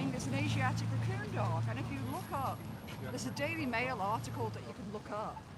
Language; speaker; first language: English; native; English